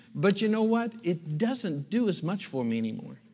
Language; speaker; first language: English; native; English